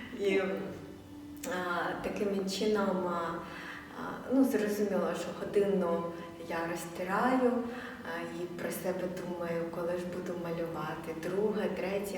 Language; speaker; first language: Ukrainian; non-native, fluent; Chinese